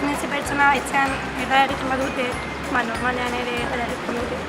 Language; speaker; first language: Basque; non-native, local second language; Spanish